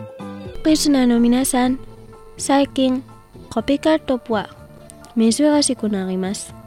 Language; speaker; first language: Japanese; non-native, fluent; Indonesian